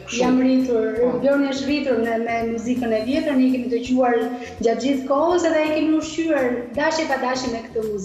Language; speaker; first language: Albanian; native; Albanian